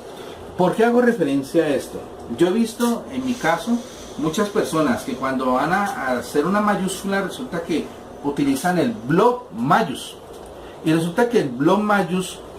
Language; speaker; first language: Spanish; native; Spanish